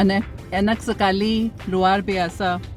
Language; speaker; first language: Indonesian; non-native, learner; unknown